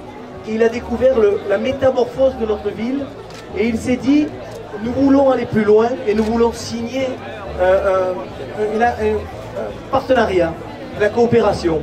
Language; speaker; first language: French; native; French